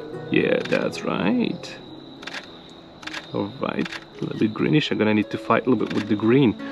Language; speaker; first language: English; non-native, fluent; Ukrainian